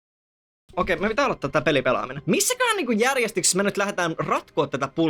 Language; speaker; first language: Finnish; native; Finnish